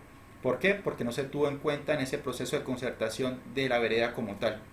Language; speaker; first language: Spanish; native; Spanish